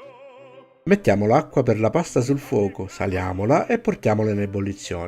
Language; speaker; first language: Italian; native; Italian